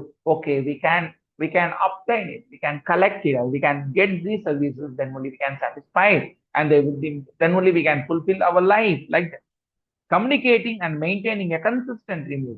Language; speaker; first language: English; non-native, local second language; Tamil